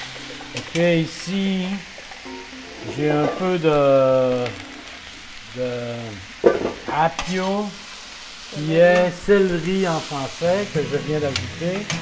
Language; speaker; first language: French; non-native, fluent; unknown